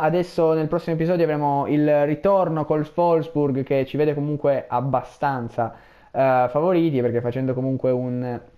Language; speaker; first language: Italian; native; Italian